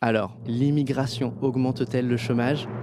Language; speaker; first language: French; native; French